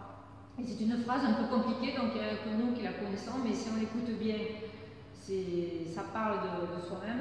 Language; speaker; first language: French; native; French